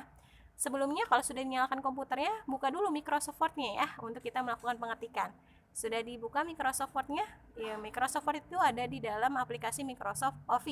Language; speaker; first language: Indonesian; native; Indonesian